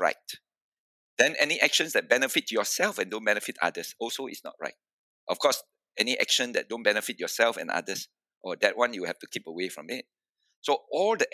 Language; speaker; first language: English; non-native, local second language; Min Nan Chinese